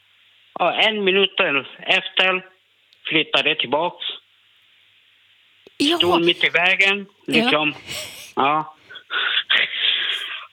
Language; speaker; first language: Swedish; non-native, learner; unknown